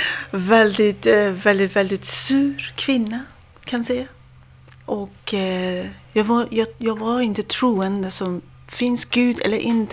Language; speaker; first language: Swedish; non-native, fluent; Persian